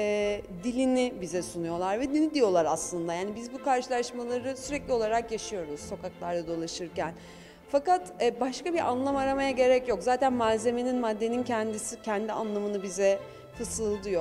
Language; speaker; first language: Turkish; native; Turkish